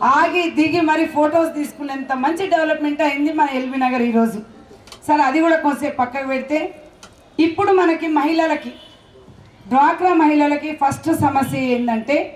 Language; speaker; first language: Telugu; native; Telugu